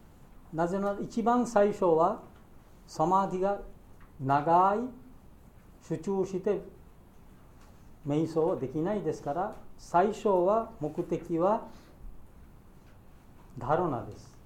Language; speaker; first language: Japanese; non-native, learner; Bangla